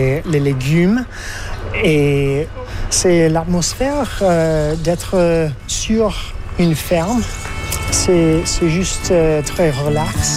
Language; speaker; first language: French; non-native, fluent; English